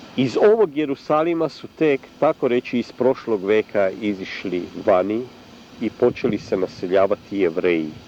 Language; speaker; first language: Serbian; non-native, local second language; Hungarian